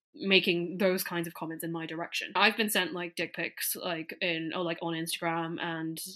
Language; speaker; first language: English; non-native, local second language; Cantonese